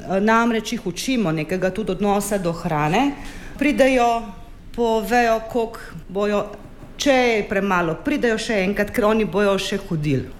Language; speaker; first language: Slovenian; native; Slovenian